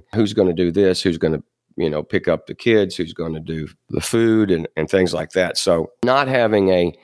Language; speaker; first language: English; native; English